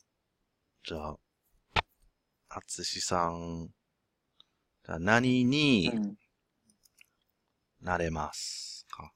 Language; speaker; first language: Japanese; non-native, learner; English